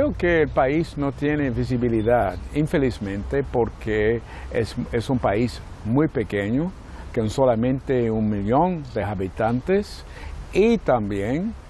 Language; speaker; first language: Spanish; non-native, fluent; Portuguese